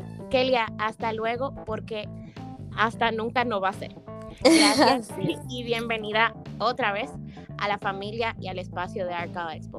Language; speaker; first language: Spanish; native; Spanish